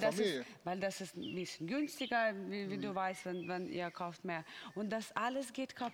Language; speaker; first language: German; non-native, fluent; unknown